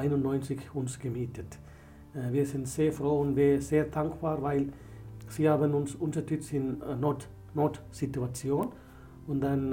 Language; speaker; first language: German; non-native, learner; Tamil